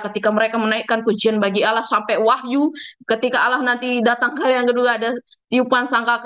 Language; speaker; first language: Indonesian; native; Indonesian